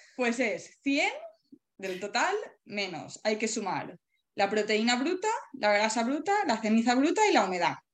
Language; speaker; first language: Spanish; native; Spanish